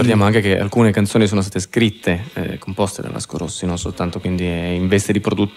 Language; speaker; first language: Italian; native; Italian